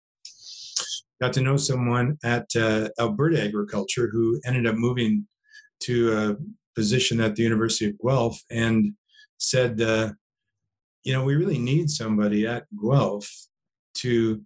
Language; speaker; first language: English; native; English